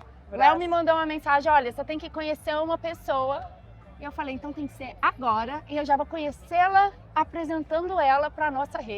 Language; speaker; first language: Portuguese; native; Portuguese